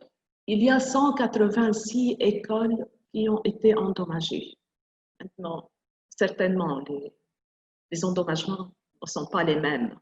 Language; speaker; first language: French; non-native, local second language; Arabic